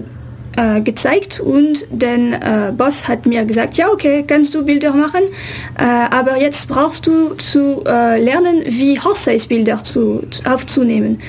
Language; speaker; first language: German; non-native, fluent; French